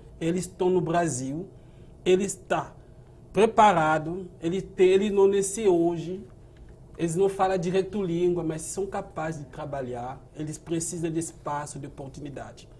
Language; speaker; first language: Portuguese; non-native, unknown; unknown